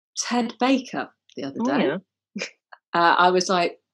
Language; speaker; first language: English; native; English